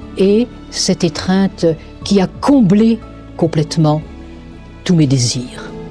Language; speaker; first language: French; native; French